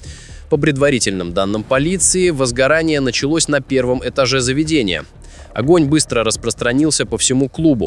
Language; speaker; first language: Russian; native; Russian